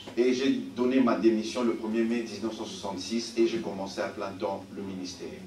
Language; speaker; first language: French; native; French